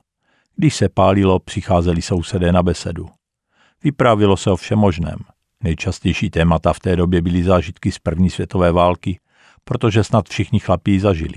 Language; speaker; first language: Czech; native; Czech